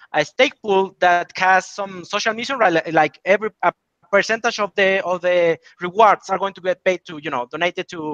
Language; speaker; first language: English; non-native, fluent; Spanish